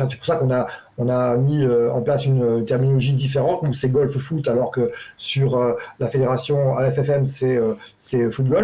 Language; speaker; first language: French; native; French